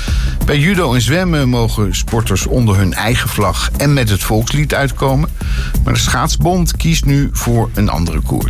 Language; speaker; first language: Dutch; native; Dutch